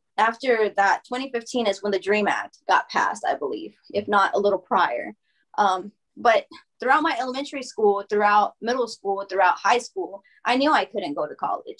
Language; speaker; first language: English; early bilingual, other home language; Spanish